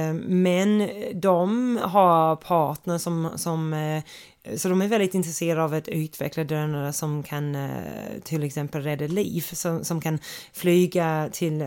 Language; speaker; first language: Swedish; non-native, fluent; English